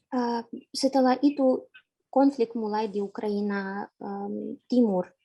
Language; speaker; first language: Indonesian; non-native, fluent; Ukrainian